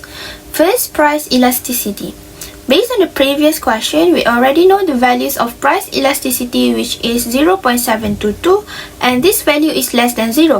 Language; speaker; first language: English; non-native, local second language; Malay